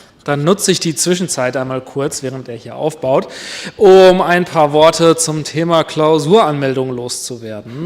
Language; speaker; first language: German; native; German